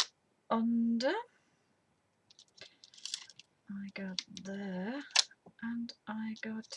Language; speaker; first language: English; native; English